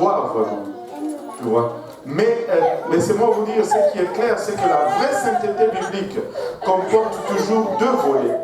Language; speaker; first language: French; non-native, local second language; Swahili